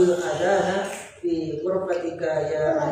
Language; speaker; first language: Arabic; non-native, learner; Indonesian